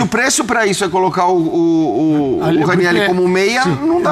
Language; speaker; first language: Portuguese; native; Portuguese